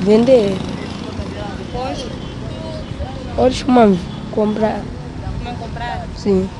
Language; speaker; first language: Portuguese; non-native, local second language; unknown